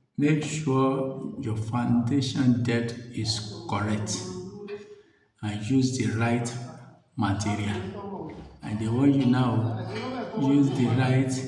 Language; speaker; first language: Nigerian Pidgin; native; Nigerian Pidgin